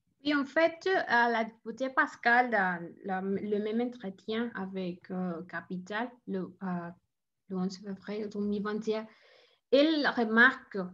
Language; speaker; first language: French; non-native, learner; Spanish